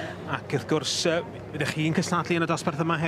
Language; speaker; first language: Welsh; native; Welsh